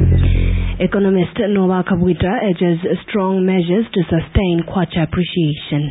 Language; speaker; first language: English; non-native, local second language; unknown